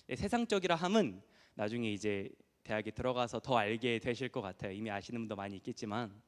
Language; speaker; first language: Korean; early bilingual, heritage; Korean